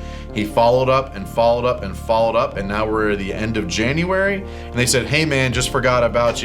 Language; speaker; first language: English; native; English